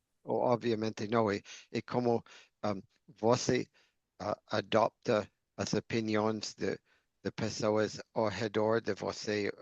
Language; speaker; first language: Portuguese; non-native, fluent; English